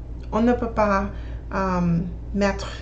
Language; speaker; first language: French; non-native, learner; English